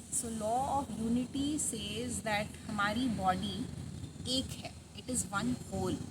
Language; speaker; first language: Hindi; native; Hindi